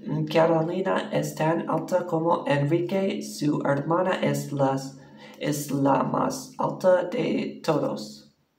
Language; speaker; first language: Spanish; non-native, learner; English